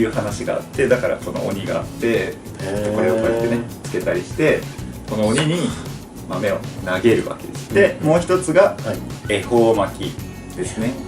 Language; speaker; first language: Japanese; native; Japanese